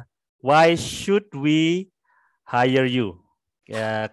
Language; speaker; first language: English; non-native, fluent; Indonesian